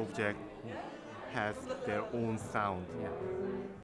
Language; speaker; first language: English; non-native, learner; Korean